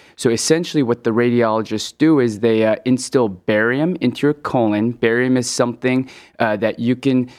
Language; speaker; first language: English; early bilingual, other home language; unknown